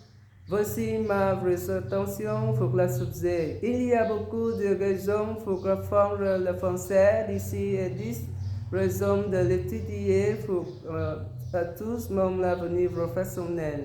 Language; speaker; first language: French; non-native, learner; Vietnamese